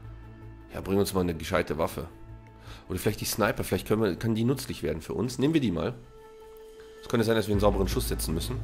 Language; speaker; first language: German; native; German